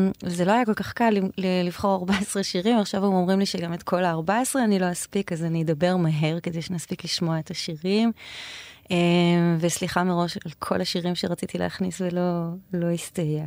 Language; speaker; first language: Hebrew; native; Hebrew